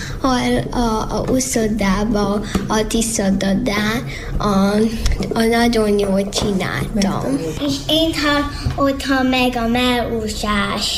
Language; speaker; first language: Hungarian; early bilingual, heritage; Hungarian